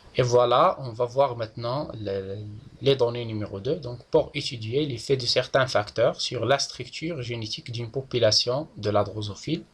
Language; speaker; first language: French; non-native, local second language; Arabic